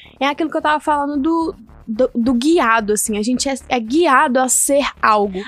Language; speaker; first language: Portuguese; early bilingual, heritage; Portuguese